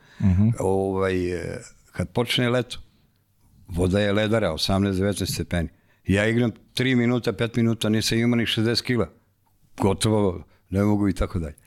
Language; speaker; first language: Serbian; native; Serbian